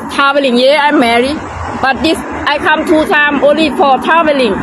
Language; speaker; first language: English; non-native, learner; Thai